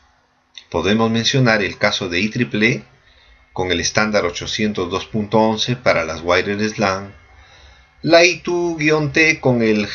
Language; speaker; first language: Spanish; native; Spanish